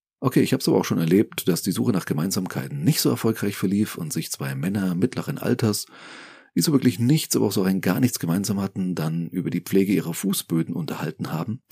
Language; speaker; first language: German; native; German